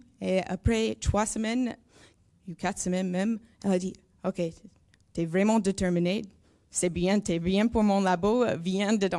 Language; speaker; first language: French; non-native, learner; English